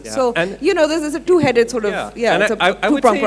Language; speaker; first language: English; non-native, local second language; Urdu